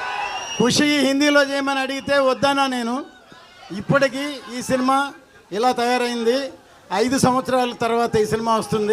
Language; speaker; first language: Telugu; native; Telugu